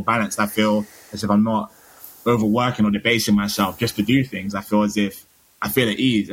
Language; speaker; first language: English; native; English